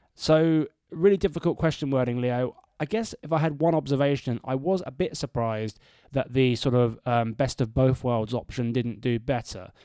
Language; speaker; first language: English; native; English